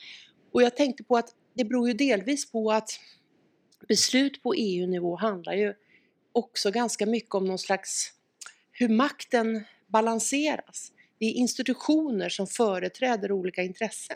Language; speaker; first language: Swedish; native; Swedish